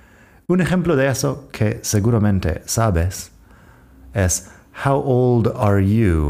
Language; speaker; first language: Spanish; non-native, fluent; English